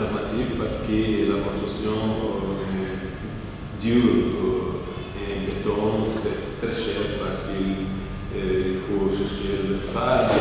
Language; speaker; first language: French; non-native, fluent; Portuguese